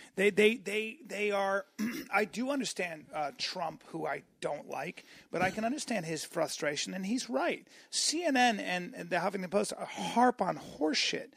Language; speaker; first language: English; native; English